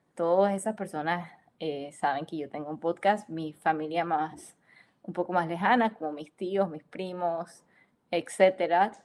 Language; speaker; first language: Spanish; native; Spanish